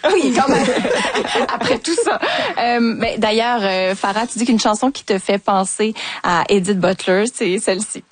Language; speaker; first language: French; native; French